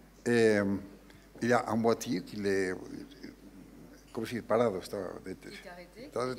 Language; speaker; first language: French; non-native, learner; Spanish